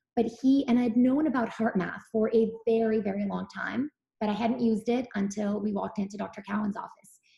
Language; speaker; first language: English; early bilingual, other home language; Serbian